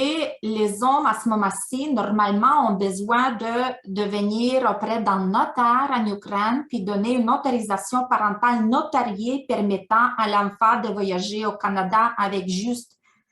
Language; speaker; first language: French; non-native, fluent; Ukrainian